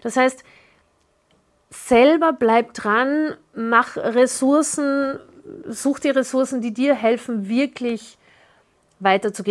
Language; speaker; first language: German; native; German